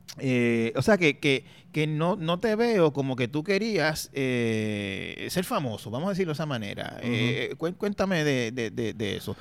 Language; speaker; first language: Spanish; native; Spanish